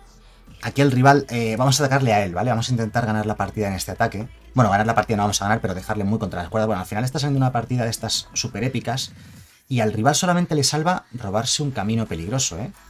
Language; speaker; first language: Spanish; native; Spanish